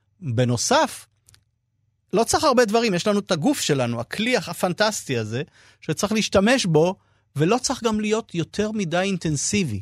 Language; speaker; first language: Hebrew; native; Hebrew